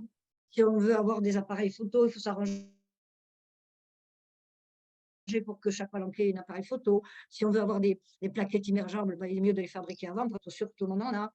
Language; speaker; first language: French; native; French